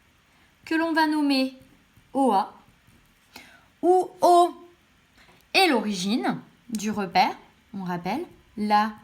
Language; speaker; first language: French; native; French